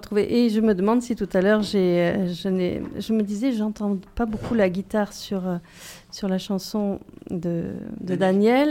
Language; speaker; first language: French; native; French